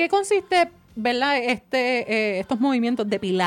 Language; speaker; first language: Spanish; native; Spanish